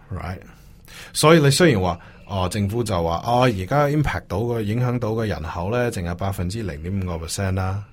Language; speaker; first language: Cantonese; early bilingual, heritage; Cantonese